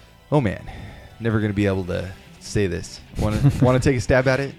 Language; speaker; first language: English; native; English